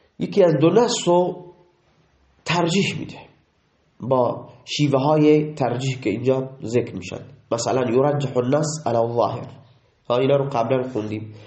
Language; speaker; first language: Persian; non-native, local second language; Baluchi